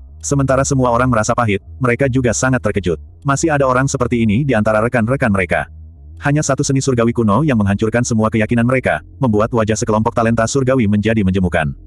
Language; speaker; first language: Indonesian; native; Indonesian